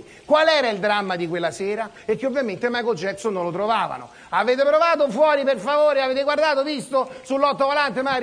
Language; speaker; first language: Italian; native; Italian